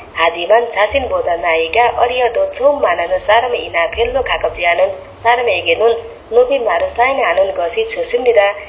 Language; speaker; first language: Korean; non-native, learner; Nepali